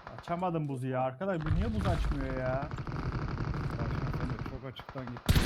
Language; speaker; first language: Turkish; native; Turkish